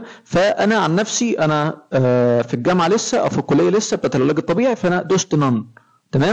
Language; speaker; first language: Arabic; native; Arabic